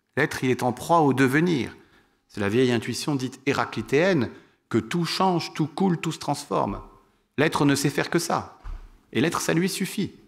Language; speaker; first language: French; native; French